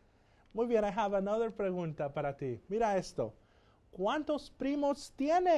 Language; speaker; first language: Spanish; non-native, fluent; English